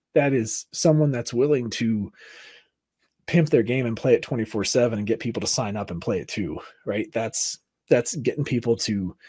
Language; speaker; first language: English; native; English